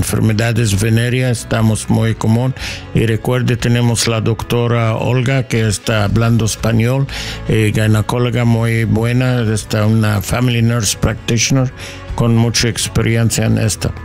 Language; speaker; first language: Spanish; non-native, learner; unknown